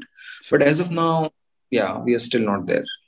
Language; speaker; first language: English; non-native, local second language; Gujarati